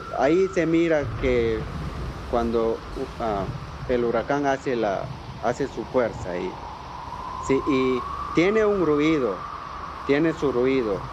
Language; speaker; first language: Spanish; non-native, local second language; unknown